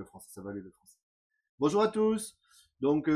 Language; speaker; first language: French; native; French